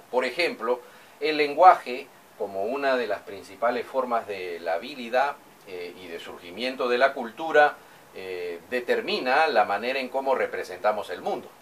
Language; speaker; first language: Spanish; native; Spanish